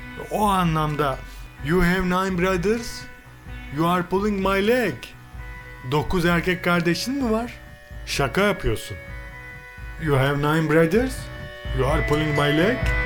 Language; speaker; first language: English; non-native, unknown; Turkish